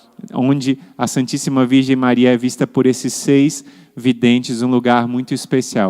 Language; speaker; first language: Portuguese; native; Portuguese